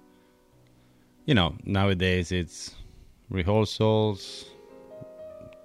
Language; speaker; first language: English; non-native, fluent; Italian